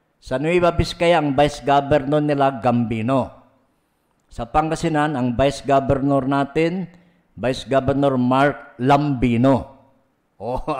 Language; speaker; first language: Filipino; non-native, local second language; Pangasinan